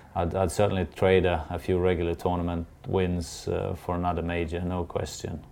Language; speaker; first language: English; non-native, fluent; Swedish